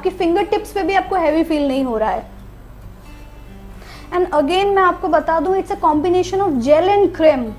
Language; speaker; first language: Hindi; native; Hindi